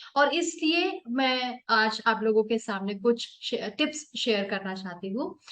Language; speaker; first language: Hindi; native; Hindi